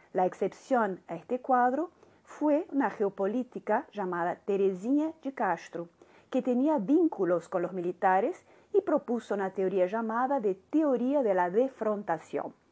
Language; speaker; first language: Spanish; non-native, fluent; Portuguese